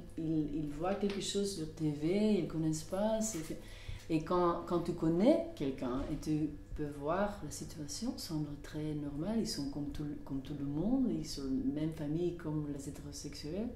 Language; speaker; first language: French; non-native, local second language; Dutch